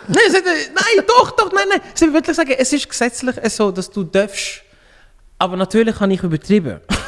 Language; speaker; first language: German; non-native, fluent; Lingala